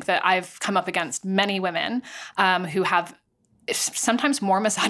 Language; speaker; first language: English; native; English